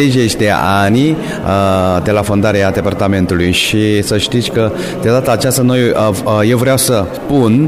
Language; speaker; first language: Romanian; non-native, fluent; Korean